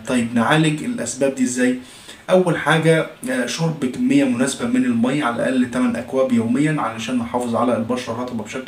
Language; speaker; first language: Arabic; native; Arabic